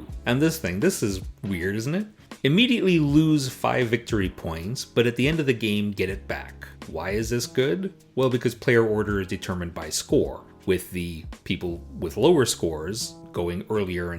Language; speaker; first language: English; native; English